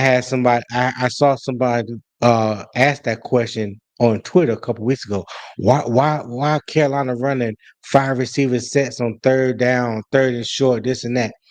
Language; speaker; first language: English; native; English